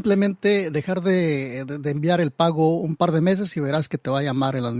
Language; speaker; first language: Spanish; native; Spanish